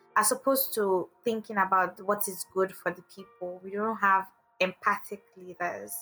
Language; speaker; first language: English; non-native, local second language; Igbo